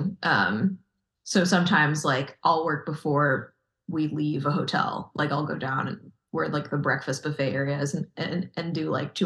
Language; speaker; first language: English; native; English